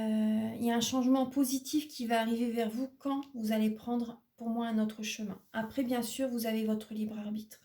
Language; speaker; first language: French; native; French